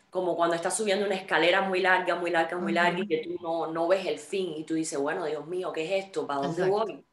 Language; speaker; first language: Spanish; native; Spanish